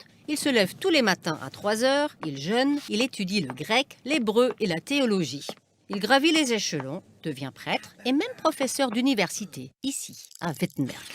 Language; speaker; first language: French; native; French